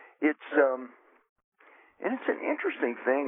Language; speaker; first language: English; native; English